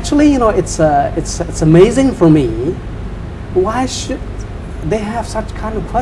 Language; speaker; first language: English; non-native, fluent; Chinese